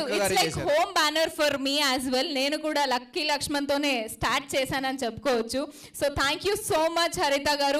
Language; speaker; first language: Telugu; native; Telugu